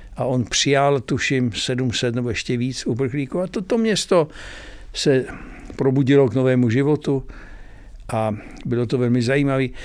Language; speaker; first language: Czech; native; Czech